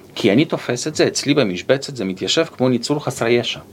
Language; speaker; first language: Hebrew; native; Hebrew